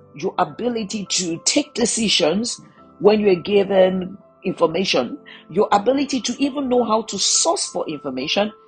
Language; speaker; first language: English; non-native, local second language; Yoruba